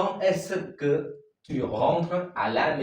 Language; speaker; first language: French; non-native, learner; Khmer